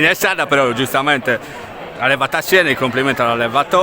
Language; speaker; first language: Italian; native; Italian